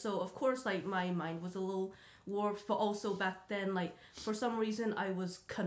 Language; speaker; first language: English; native; English